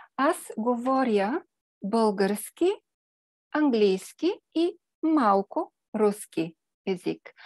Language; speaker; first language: Bulgarian; native; Bulgarian